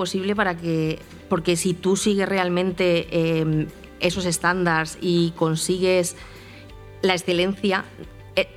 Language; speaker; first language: Spanish; native; Spanish